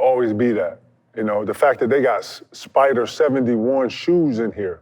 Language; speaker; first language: English; native; English